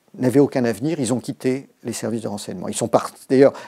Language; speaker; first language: French; native; French